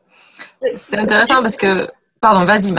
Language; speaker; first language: French; native; French